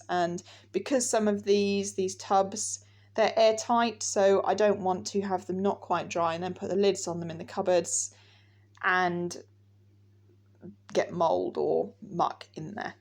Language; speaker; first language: English; native; English